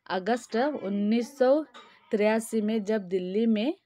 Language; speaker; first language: Hindi; non-native, local second language; Kannada